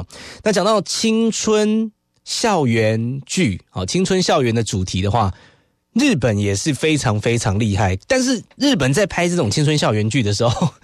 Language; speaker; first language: Chinese; native; Chinese